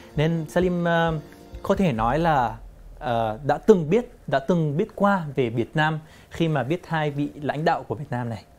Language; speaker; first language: Vietnamese; non-native, fluent; Arabic